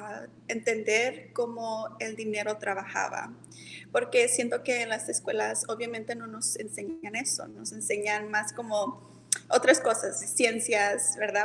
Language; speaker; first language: Spanish; early bilingual, heritage; Spanish